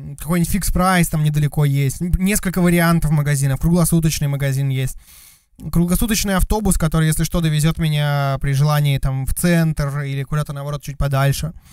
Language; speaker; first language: Russian; native; Russian